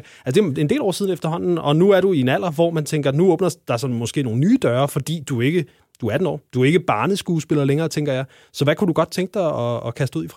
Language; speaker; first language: Danish; native; Danish